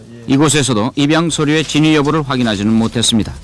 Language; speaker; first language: Korean; native; Korean